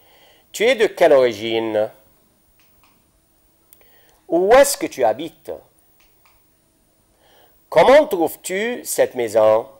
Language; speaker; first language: French; non-native, fluent; Arabic